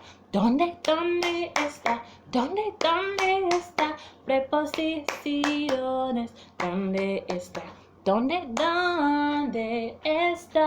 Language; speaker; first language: Spanish; non-native, fluent; English